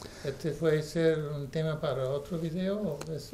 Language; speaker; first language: Spanish; non-native, fluent; English